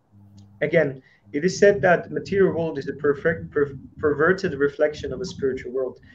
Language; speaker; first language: English; non-native, fluent; Slovak